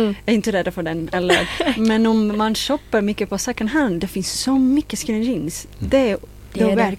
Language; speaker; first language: Swedish; non-native, fluent; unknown